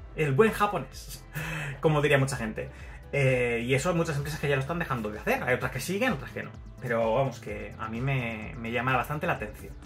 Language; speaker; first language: Spanish; native; Spanish